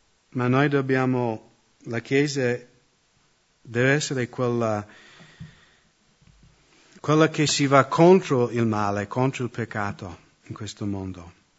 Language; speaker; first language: Italian; non-native, fluent; English